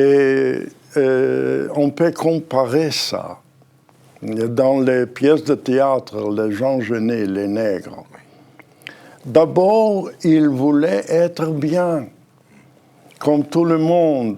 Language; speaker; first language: French; non-native, fluent; Hebrew